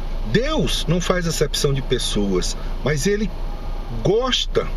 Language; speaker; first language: Portuguese; native; Portuguese